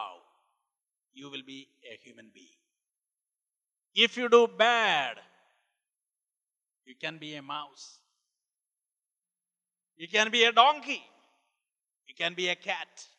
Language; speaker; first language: English; non-native, local second language; Malayalam